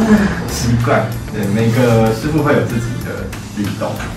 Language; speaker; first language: Chinese; native; Chinese